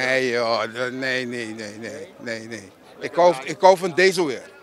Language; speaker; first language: Dutch; non-native, local second language; Papiamento